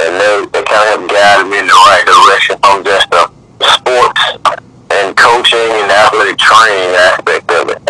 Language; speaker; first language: English; native; English